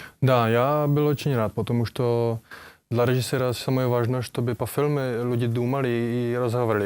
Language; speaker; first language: Russian; non-native, learner; Czech